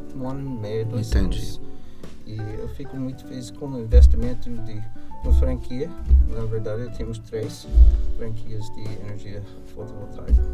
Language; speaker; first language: Portuguese; non-native, fluent; English